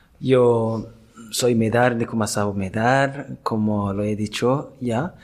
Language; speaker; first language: Spanish; non-native, learner; Rundi